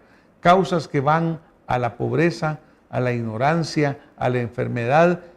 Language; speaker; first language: Spanish; native; Spanish